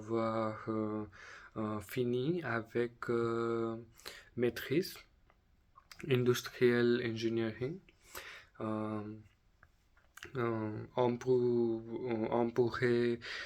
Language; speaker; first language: French; non-native, learner; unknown